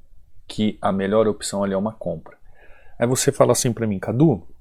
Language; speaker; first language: Portuguese; native; Portuguese